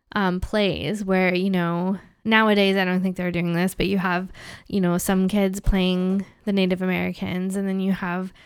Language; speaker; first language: English; native; English